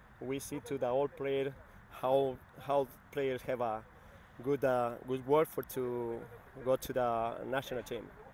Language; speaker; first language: English; non-native, learner; Spanish